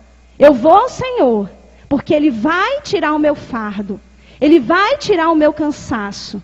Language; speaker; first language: Portuguese; native; Portuguese